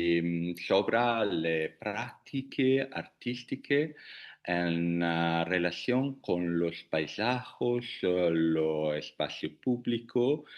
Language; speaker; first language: Spanish; non-native, learner; Italian